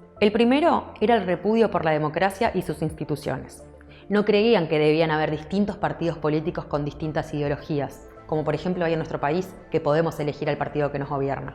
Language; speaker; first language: Spanish; native; Spanish